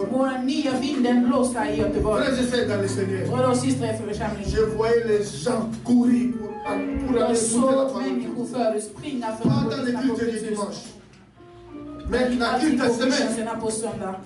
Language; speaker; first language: Swedish; non-native, fluent; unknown